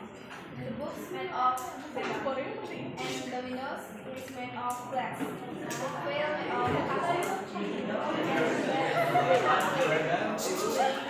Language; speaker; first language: English; non-native, learner; Indonesian